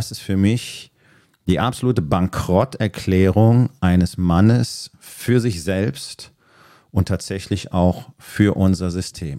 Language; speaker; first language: German; native; German